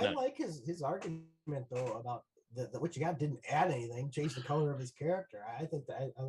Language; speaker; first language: English; native; English